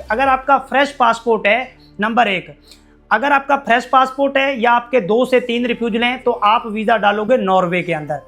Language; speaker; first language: Hindi; native; Hindi